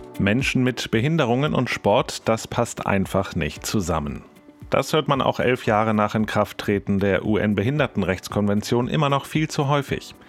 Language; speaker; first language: German; native; German